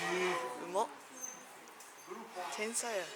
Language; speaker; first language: Japanese; native; Japanese